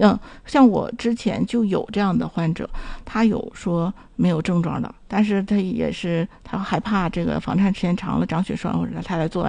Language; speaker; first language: Chinese; native; Chinese